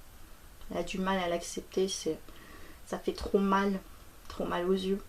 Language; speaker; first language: French; native; French